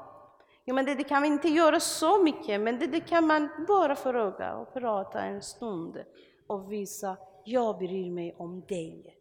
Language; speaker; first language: Swedish; non-native, learner; Persian